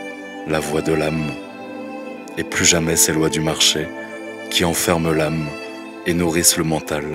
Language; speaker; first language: French; native; French